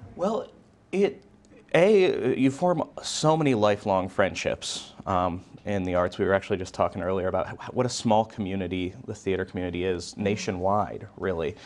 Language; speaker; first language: English; native; English